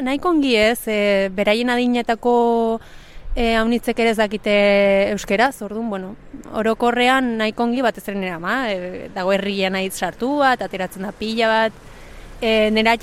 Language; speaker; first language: Basque; early bilingual, other home language; Spanish